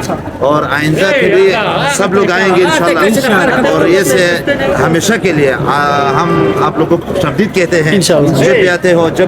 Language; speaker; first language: Hindi; non-native, fluent; Pashto